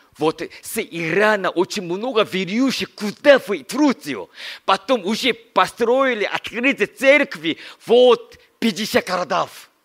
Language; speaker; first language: Russian; non-native, learner; Korean